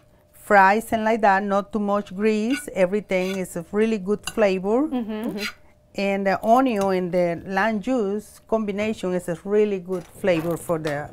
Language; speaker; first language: English; non-native, learner; Spanish